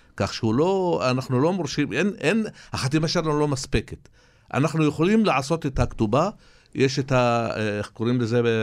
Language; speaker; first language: Hebrew; non-native, local second language; Arabic